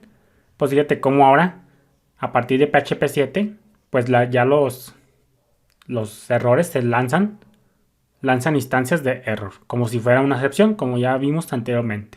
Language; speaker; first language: Spanish; native; Spanish